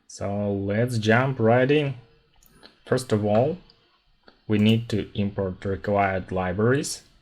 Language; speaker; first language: English; non-native, fluent; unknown